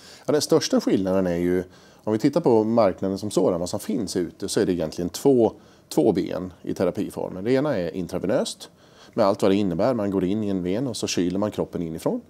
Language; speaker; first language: Swedish; native; Swedish